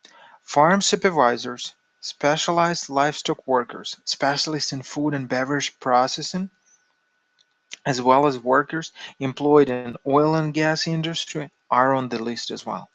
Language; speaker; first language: English; non-native, fluent; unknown